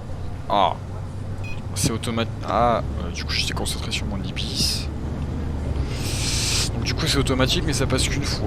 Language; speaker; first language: French; native; French